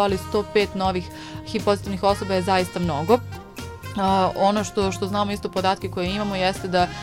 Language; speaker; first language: Serbian; native; Serbian